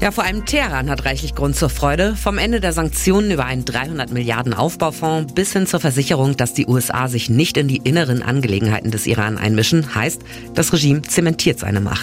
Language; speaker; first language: German; native; German